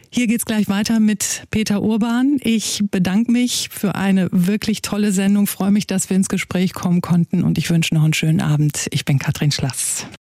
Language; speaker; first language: German; native; German